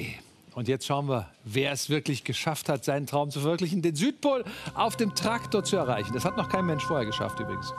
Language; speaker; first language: German; native; German